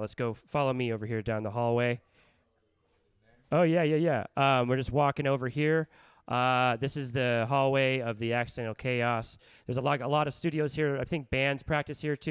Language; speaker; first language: English; native; English